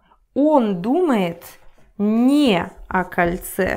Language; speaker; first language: Russian; non-native, learner; English